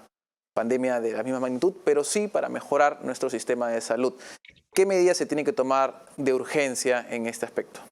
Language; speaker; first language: Spanish; native; Spanish